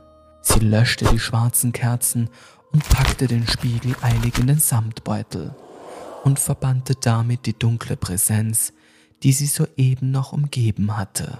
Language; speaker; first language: German; native; German